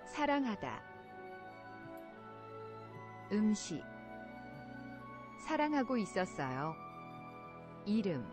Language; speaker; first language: Korean; non-native, learner; English